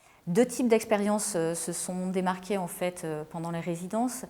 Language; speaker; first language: French; native; French